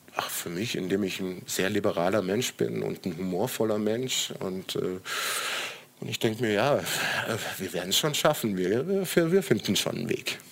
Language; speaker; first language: German; early bilingual, other home language; Croatian